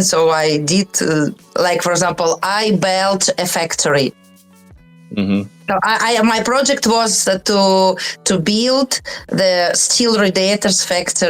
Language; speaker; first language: English; non-native, learner; Russian